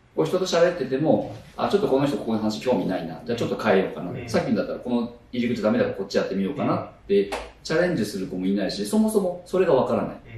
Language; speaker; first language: Japanese; native; Japanese